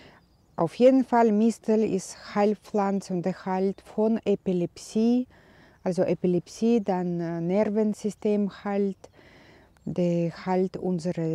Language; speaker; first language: German; non-native, learner; Russian